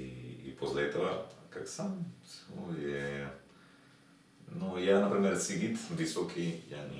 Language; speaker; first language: Russian; non-native, learner; Spanish